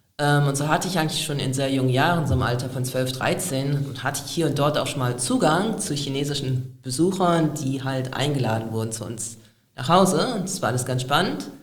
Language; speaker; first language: German; native; German